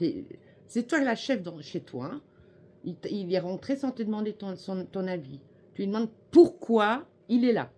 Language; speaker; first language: French; native; French